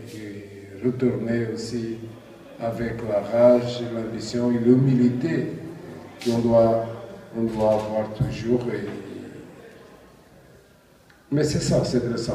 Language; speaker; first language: French; non-native, fluent; Portuguese